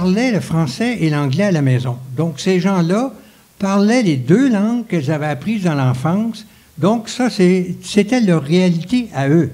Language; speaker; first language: French; native; French